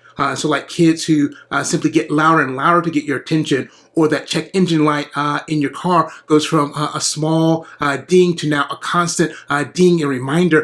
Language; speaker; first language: English; native; English